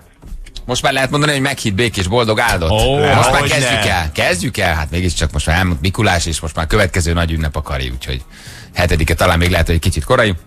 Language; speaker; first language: Hungarian; native; Hungarian